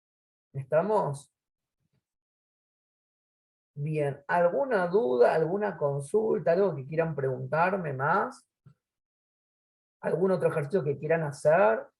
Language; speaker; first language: Spanish; native; Spanish